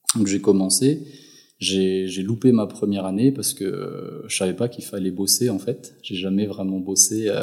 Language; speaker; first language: French; non-native, local second language; Malagasy